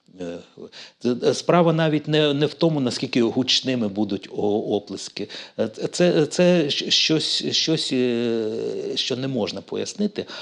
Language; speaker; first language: Ukrainian; native; Ukrainian